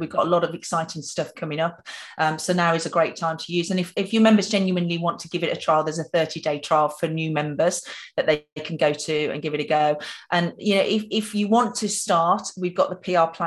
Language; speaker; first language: English; native; English